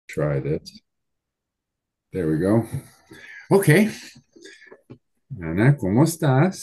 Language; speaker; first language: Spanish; non-native, learner; English